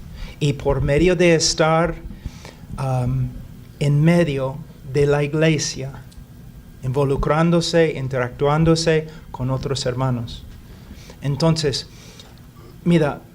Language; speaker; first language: Spanish; non-native, fluent; English